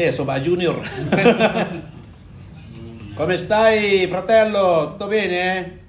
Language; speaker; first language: Italian; non-native, fluent; Indonesian